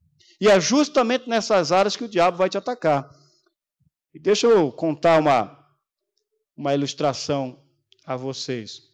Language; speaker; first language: Portuguese; native; Portuguese